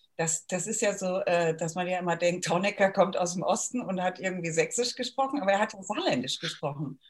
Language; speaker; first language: German; native; German